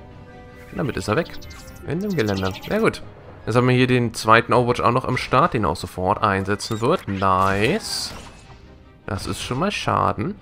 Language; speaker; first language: German; native; German